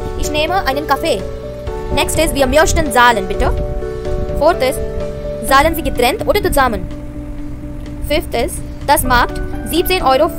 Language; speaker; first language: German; non-native, fluent; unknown